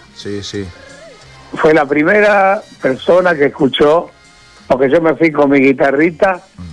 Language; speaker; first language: Spanish; native; Spanish